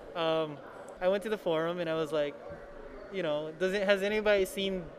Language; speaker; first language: English; native; English